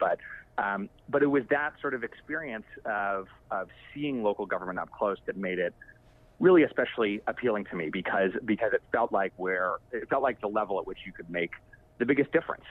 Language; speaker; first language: English; native; English